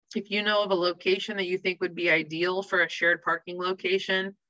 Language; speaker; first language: English; native; English